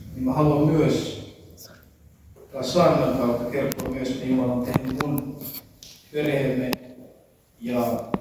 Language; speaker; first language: Finnish; early bilingual, other home language; Kinyarwanda